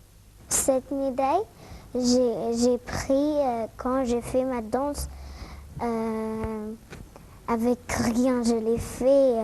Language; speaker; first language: French; non-native, learner; Arabic